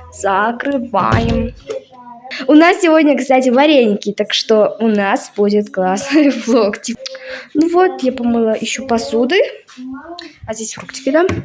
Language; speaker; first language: Russian; non-native, local second language; Kazakh